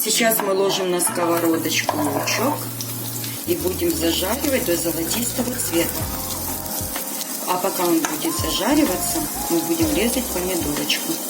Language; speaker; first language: Russian; non-native, local second language; Ukrainian